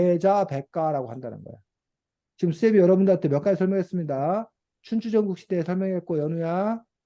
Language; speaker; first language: Korean; native; Korean